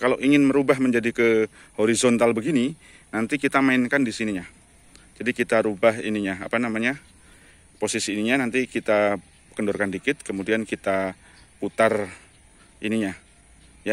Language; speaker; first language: Indonesian; native; Indonesian